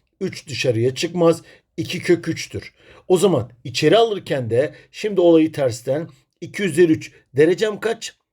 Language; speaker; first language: Turkish; native; Turkish